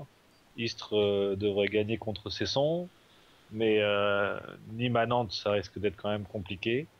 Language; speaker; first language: French; native; French